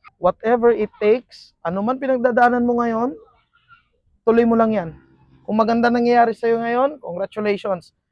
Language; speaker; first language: Filipino; non-native, local second language; Iloko